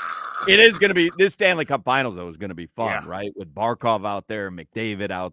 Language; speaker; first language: English; native; English